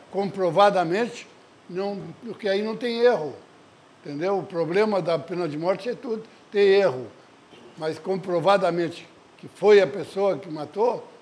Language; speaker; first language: Portuguese; native; Portuguese